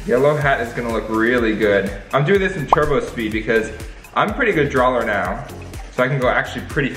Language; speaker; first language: English; native; English